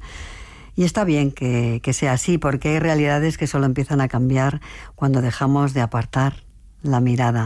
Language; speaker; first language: Spanish; native; Spanish